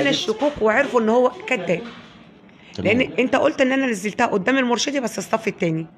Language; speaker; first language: Arabic; native; Arabic